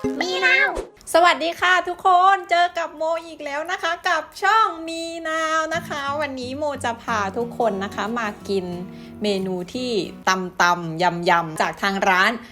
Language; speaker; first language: Thai; native; Thai